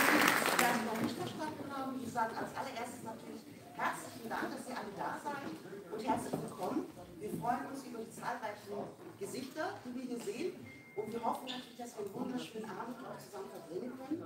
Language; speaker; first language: German; early bilingual, other home language; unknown